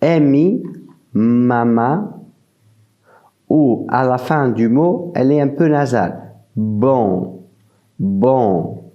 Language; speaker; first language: French; non-native, fluent; Portuguese